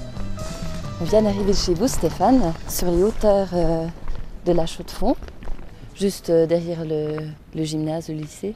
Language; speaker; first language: French; native; French